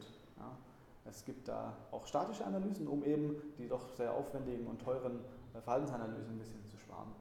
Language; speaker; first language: German; native; German